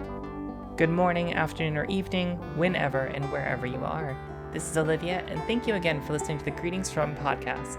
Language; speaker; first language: English; native; English